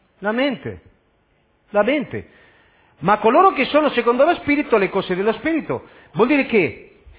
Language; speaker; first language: Italian; non-native, fluent; Spanish